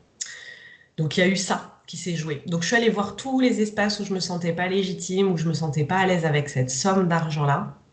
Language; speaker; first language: French; native; French